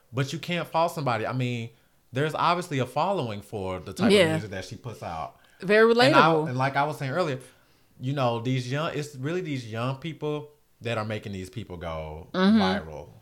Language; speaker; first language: English; native; English